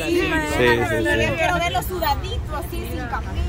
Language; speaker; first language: Spanish; native; Spanish